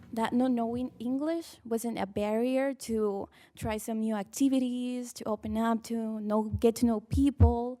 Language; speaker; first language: English; early bilingual, other home language; Spanish